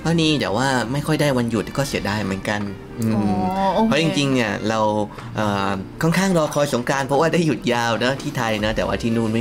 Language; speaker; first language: Thai; native; Thai